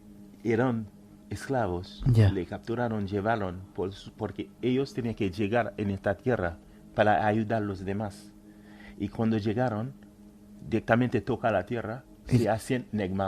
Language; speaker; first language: Spanish; non-native, fluent; Haitian Creole